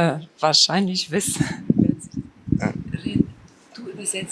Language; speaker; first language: German; non-native, fluent; Polish